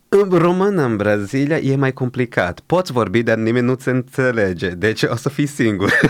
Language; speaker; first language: Romanian; early bilingual, other home language; Portuguese